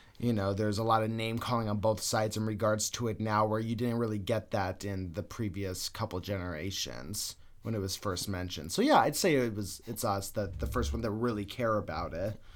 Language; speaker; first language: English; native; English